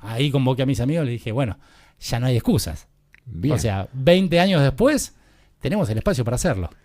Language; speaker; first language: Spanish; native; Spanish